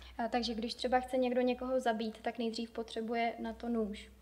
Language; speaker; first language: Czech; native; Czech